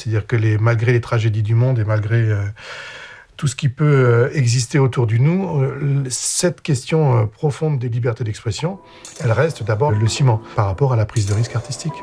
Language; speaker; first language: French; native; French